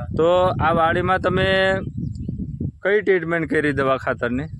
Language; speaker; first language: Gujarati; non-native, local second language; Rathawi